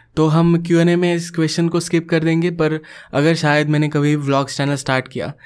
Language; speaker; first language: Hindi; non-native, local second language; Marathi